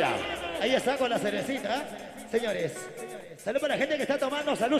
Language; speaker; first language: Spanish; native; Spanish